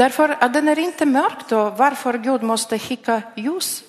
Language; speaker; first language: Swedish; non-native, learner; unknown